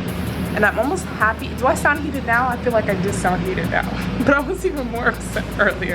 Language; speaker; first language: English; native; English